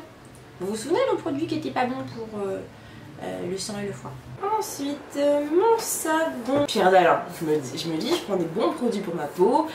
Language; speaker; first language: French; native; French